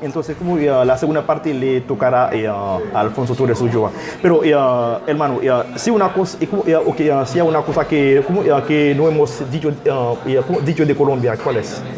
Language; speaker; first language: Spanish; non-native, fluent; Haitian Creole